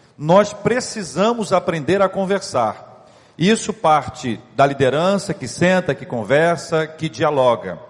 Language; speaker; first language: Portuguese; native; Portuguese